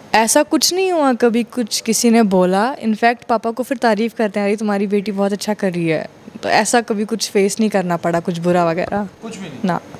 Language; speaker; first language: Hindi; non-native, local second language; Kashmiri